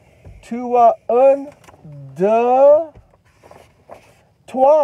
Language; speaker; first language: French; non-native, learner; English